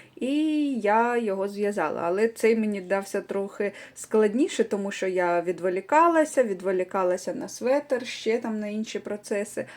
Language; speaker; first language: Ukrainian; non-native, local second language; Russian